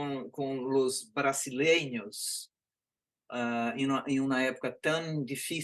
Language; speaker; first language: Spanish; non-native, fluent; Portuguese